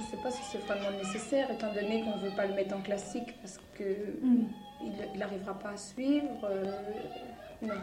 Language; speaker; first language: French; native; French